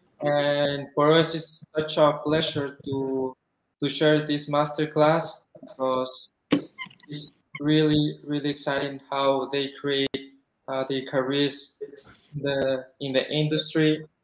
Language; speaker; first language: English; non-native, fluent; Spanish